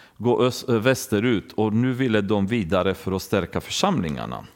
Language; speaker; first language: Swedish; non-native, fluent; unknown